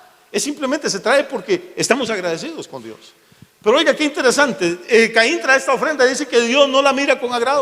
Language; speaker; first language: Spanish; native; Spanish